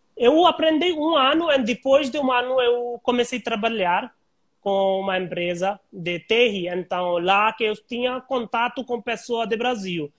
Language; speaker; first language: Portuguese; non-native, learner; Hindi